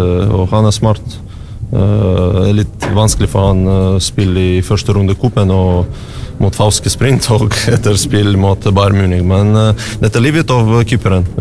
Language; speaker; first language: Norwegian; non-native, learner; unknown